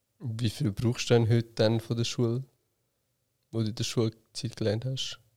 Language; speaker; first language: German; native; German